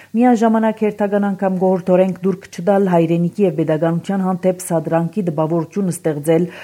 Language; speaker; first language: Armenian; early bilingual, heritage; Armenian